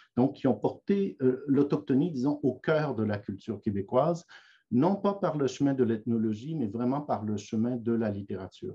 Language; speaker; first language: French; native; French